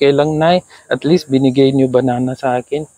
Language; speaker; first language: Filipino; non-native, learner; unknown